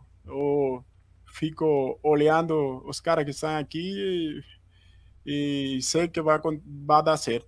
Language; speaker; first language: Portuguese; non-native, fluent; Spanish